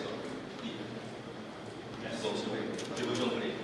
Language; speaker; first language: French; non-native, fluent; Indonesian